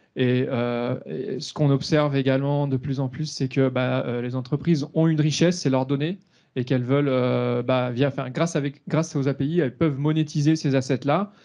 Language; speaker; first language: French; native; French